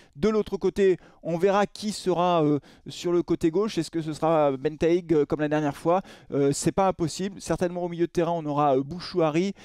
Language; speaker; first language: French; native; French